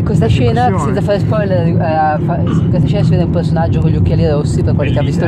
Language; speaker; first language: Italian; native; Italian